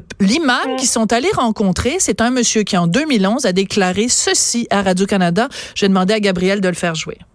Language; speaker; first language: French; native; French